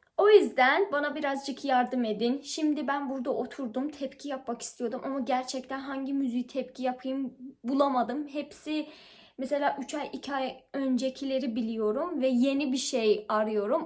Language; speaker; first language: Turkish; non-native, learner; Persian